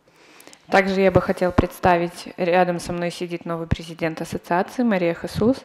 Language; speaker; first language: Russian; native; Russian